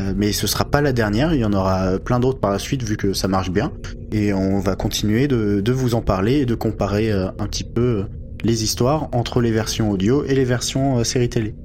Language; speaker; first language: French; native; French